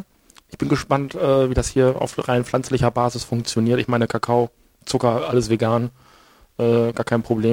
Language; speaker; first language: German; native; German